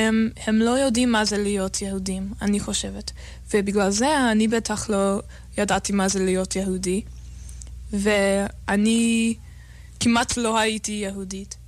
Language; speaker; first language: Hebrew; non-native, learner; English